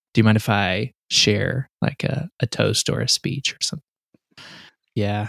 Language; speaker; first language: English; native; English